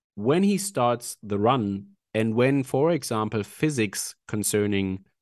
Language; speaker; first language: English; non-native, fluent; German